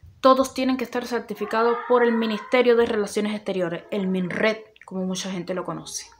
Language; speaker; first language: Spanish; native; Spanish